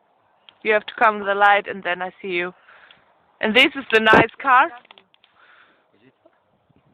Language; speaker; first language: English; non-native, learner; German